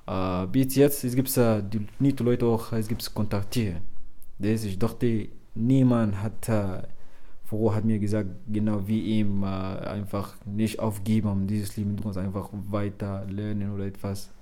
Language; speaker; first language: German; non-native, learner; Arabic